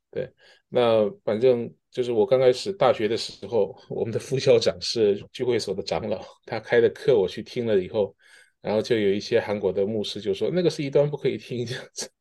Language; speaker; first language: Chinese; early bilingual, heritage; Chinese